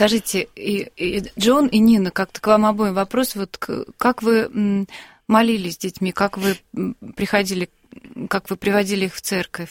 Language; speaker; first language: Russian; native; Russian